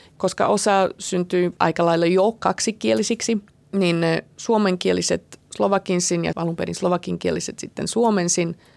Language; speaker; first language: Finnish; non-native, fluent; Slovak